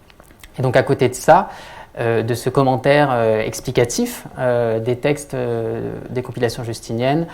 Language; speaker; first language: French; native; French